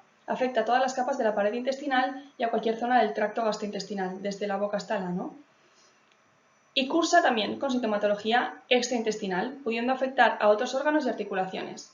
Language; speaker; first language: Spanish; native; Spanish